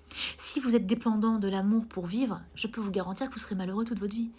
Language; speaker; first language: French; native; French